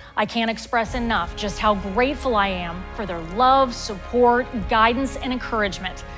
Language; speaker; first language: English; native; English